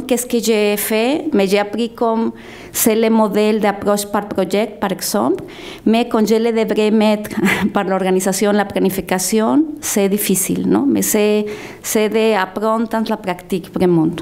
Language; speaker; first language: French; non-native, fluent; Spanish